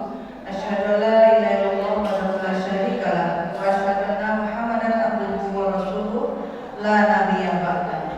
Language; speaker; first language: Indonesian; native; Indonesian